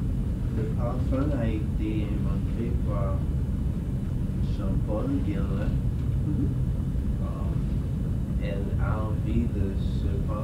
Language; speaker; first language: French; non-native, learner; English